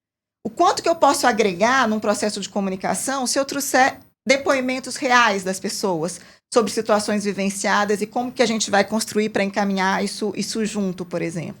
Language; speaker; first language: Portuguese; native; Portuguese